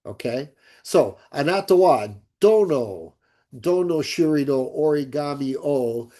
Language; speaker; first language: Japanese; non-native, learner; English